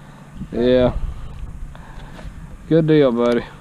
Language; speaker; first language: English; native; English